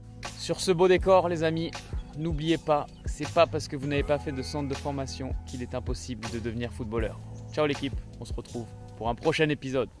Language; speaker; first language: French; native; French